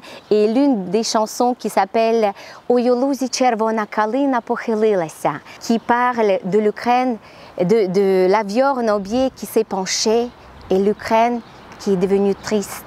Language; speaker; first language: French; non-native, fluent; Ukrainian